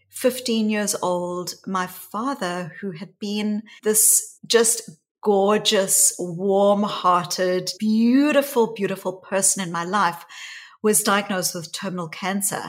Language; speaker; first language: English; native; English